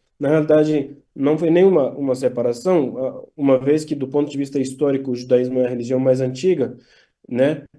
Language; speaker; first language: Portuguese; non-native, fluent; Turkish